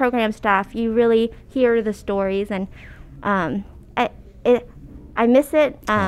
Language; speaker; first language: English; early bilingual, other home language; Cantonese